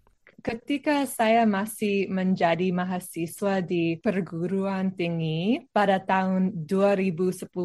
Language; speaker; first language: Indonesian; non-native, learner; English